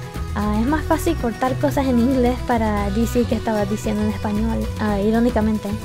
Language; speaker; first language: Spanish; early bilingual, heritage; English